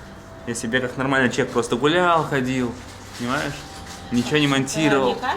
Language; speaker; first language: Russian; native; Russian